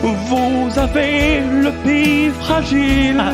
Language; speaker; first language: French; native; French